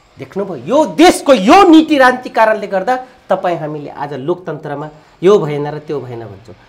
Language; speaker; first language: Nepali; native; Nepali